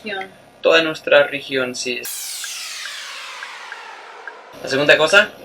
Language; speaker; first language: Spanish; non-native, fluent; English